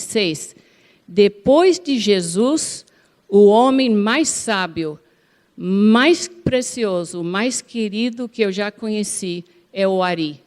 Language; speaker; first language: Portuguese; non-native, fluent; English